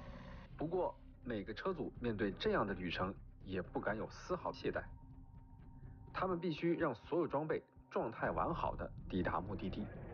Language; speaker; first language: Chinese; native; Chinese